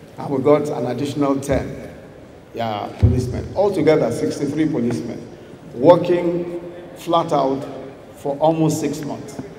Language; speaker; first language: English; non-native, local second language; Yoruba